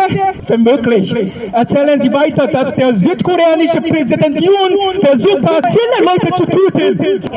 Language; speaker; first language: German; non-native, fluent; Korean